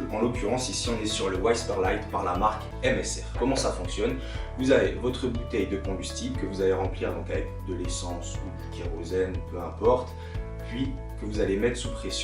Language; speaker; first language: French; native; French